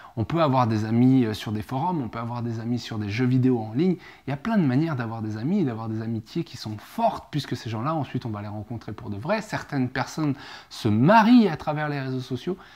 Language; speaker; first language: French; native; French